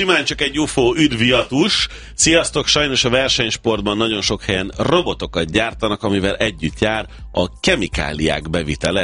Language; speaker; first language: Hungarian; native; Hungarian